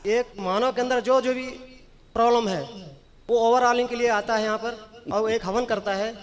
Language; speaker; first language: Hindi; native; Hindi